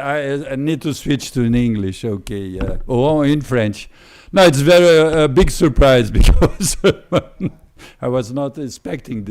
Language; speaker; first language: English; non-native, fluent; Portuguese